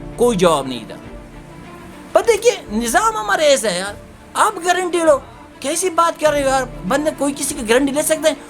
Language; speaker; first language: Urdu; non-native, local second language; Pashto